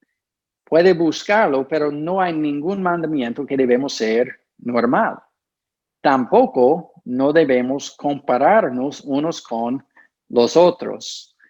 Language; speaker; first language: Spanish; non-native, fluent; English